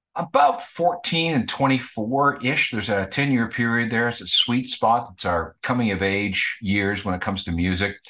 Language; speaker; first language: English; native; English